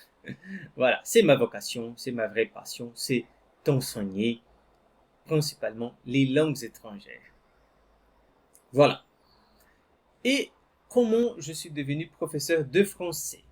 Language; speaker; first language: French; non-native, fluent; Portuguese